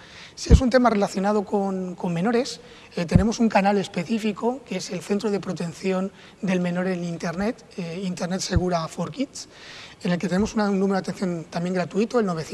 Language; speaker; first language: Spanish; native; Spanish